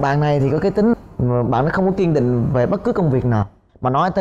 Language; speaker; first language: Vietnamese; native; Vietnamese